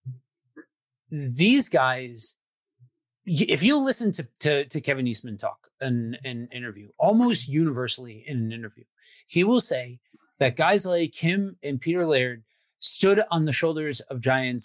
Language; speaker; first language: English; native; English